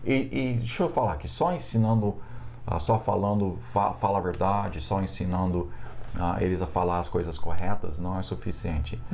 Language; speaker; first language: Portuguese; non-native, fluent; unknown